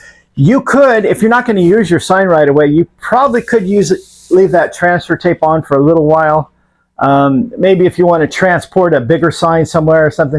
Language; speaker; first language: English; native; English